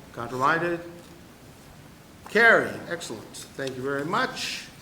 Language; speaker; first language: English; native; English